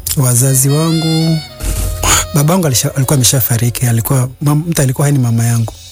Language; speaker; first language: Swahili; native; Swahili